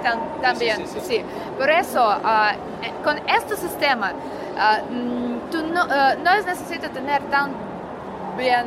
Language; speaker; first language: Spanish; non-native, learner; Russian